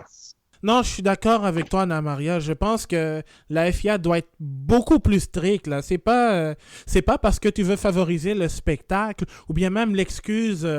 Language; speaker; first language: French; native; French